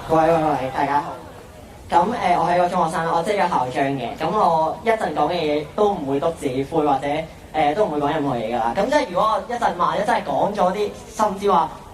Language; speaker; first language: Cantonese; native; Cantonese